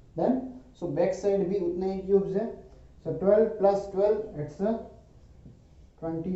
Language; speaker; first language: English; non-native, local second language; Hindi